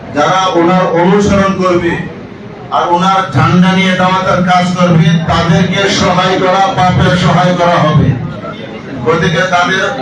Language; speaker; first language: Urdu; non-native, local second language; Bangla